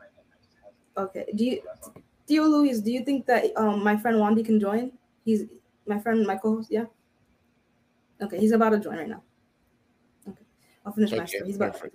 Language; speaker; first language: English; early bilingual, other home language; Haitian Creole